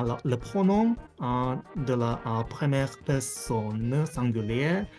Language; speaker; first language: French; non-native, fluent; Japanese